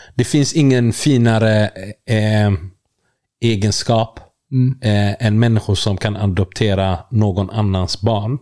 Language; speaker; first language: Swedish; early bilingual, other home language; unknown